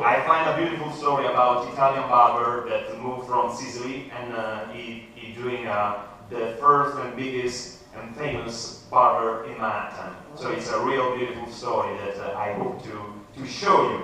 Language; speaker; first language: English; non-native, learner; Italian